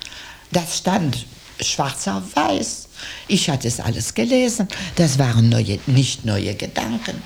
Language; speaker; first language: German; non-native, local second language; French